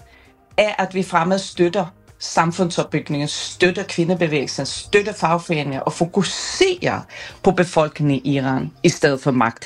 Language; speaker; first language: Danish; non-native, fluent; Persian